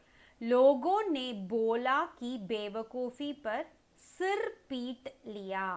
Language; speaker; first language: Hindi; non-native, local second language; Tamil